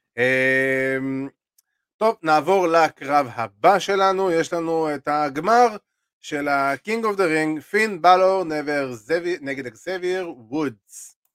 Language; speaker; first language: Hebrew; native; Hebrew